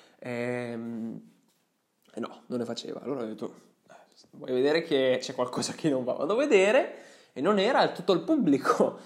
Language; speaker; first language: Italian; early bilingual, other home language; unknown